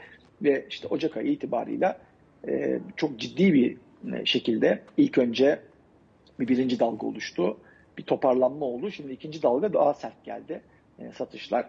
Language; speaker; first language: Turkish; native; Turkish